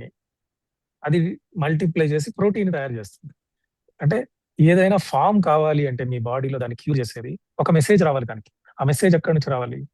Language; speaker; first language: Telugu; native; Telugu